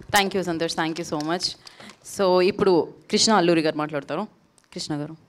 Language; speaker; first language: Telugu; native; Telugu